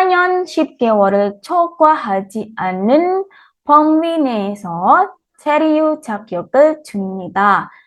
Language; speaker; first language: Korean; non-native, fluent; Indonesian